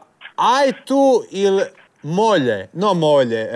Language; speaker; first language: Italian; non-native, learner; Croatian